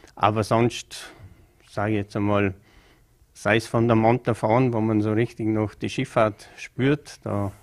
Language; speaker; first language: German; native; German